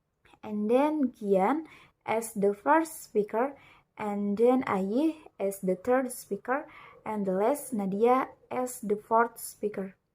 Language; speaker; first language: English; non-native, learner; Indonesian